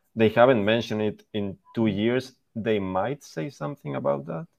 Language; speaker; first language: English; non-native, fluent; Spanish